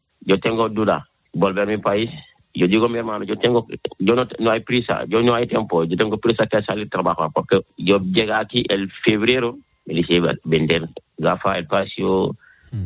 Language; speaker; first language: Spanish; non-native, learner; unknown